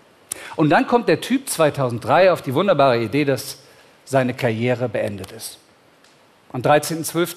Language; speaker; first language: German; native; German